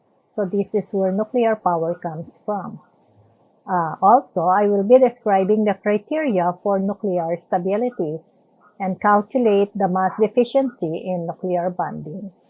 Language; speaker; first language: English; non-native, local second language; Filipino